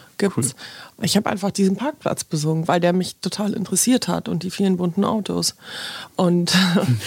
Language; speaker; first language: German; early bilingual, other home language; Polish